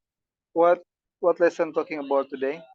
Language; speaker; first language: English; non-native, learner; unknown